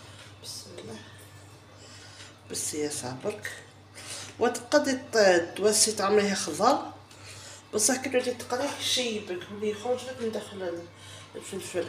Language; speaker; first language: Arabic; native; Arabic